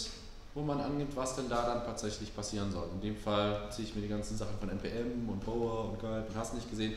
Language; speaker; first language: German; native; German